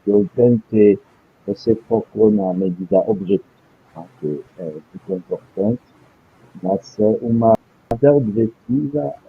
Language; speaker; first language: Portuguese; non-native, fluent; French